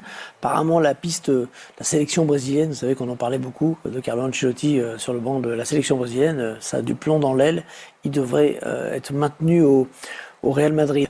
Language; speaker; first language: French; native; French